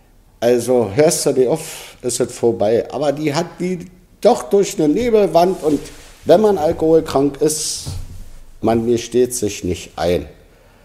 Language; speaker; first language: German; native; German